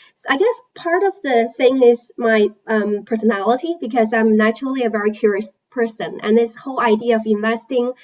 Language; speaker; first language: English; non-native, fluent; Chinese